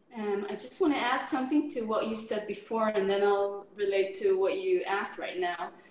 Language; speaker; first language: English; non-native, fluent; Hebrew